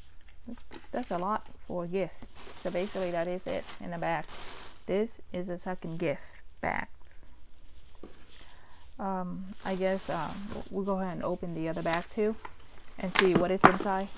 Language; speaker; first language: English; non-native, fluent; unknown